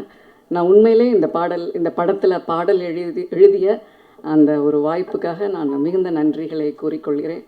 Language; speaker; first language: Tamil; native; Tamil